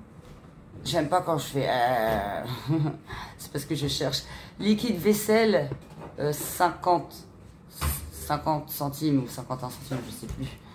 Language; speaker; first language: French; native; French